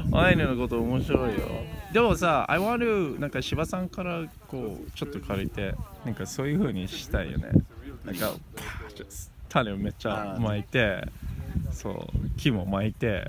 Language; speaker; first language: Japanese; non-native, fluent; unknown